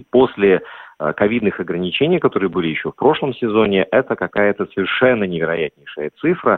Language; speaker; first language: Russian; native; Russian